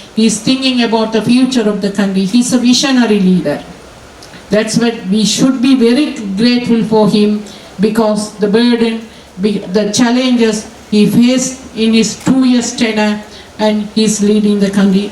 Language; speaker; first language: English; non-native, local second language; Tamil